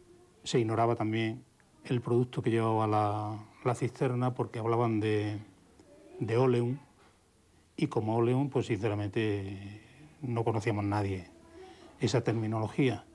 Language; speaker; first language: Spanish; native; Spanish